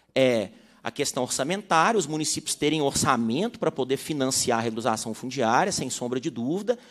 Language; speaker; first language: Portuguese; native; Portuguese